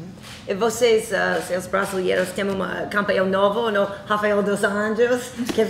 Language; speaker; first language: Portuguese; non-native, learner; English